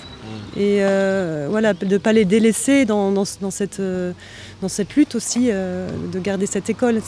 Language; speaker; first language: French; native; French